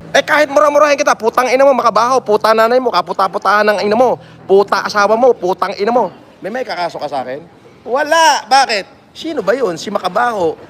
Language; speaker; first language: Filipino; native; Filipino